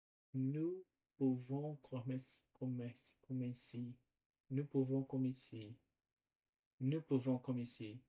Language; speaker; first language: French; non-native, learner; Portuguese